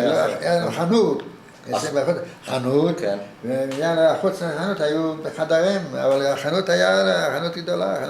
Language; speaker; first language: Hebrew; non-native, fluent; Yiddish